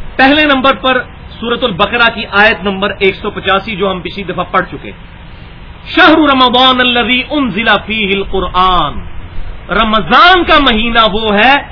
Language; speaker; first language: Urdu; non-native, local second language; Punjabi